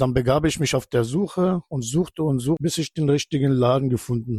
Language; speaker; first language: German; non-native, fluent; Turkish